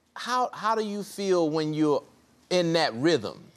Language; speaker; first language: English; native; English